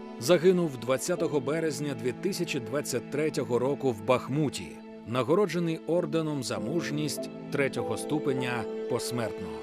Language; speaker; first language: Ukrainian; native; Ukrainian